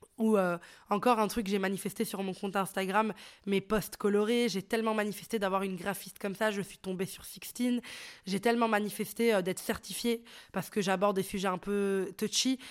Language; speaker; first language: French; early bilingual, other home language; Arabic